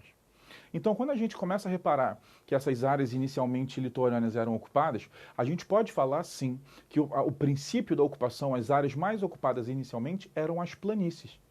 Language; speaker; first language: Portuguese; native; Portuguese